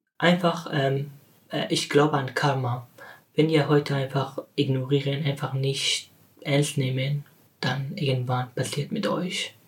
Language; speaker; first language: German; non-native, learner; Persian